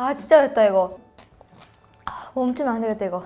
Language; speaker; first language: Korean; non-native, fluent; Japanese